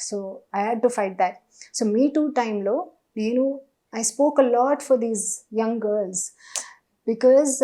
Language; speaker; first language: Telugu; non-native, learner; Hindi